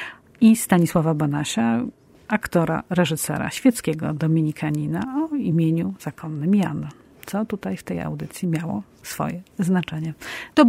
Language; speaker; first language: Polish; native; Polish